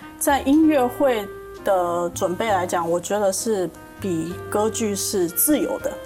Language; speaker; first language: Chinese; native; Chinese